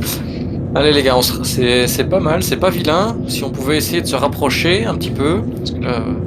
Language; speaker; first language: French; native; French